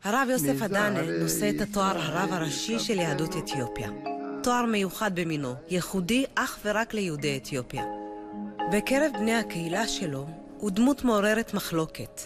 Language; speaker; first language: Hebrew; native; Hebrew